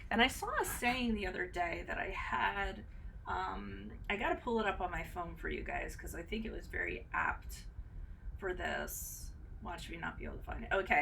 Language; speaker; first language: English; native; English